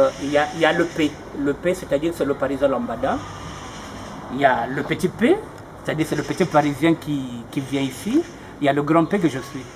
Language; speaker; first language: French; non-native, local second language; Lingala